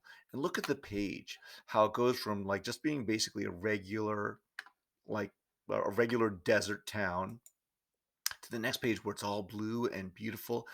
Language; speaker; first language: English; native; English